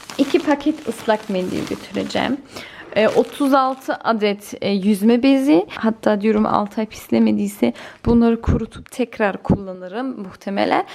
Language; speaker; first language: Turkish; early bilingual, heritage; Turkish